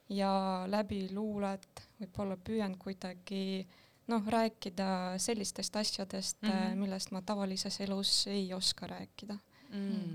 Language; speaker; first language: Estonian; non-native, local second language; Russian